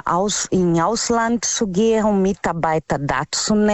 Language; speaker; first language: German; non-native, learner; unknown